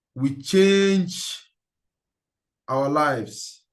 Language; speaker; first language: English; non-native, local second language; Yoruba